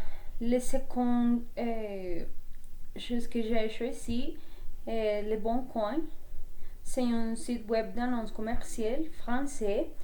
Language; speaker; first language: French; non-native, learner; Spanish